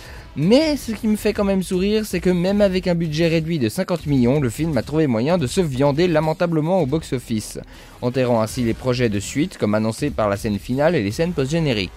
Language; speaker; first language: French; native; French